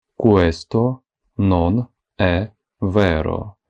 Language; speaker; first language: Italian; non-native, fluent; Ukrainian